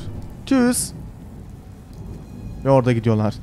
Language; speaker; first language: Turkish; early bilingual, heritage; Turkish